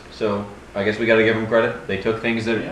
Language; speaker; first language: English; native; English